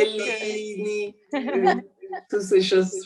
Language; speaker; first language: French; non-native, fluent; Spanish